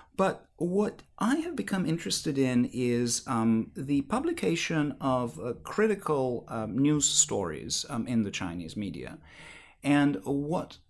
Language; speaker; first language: English; non-native, fluent; Bulgarian